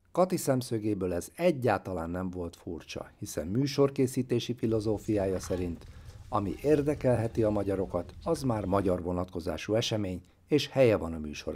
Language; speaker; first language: Hungarian; native; Hungarian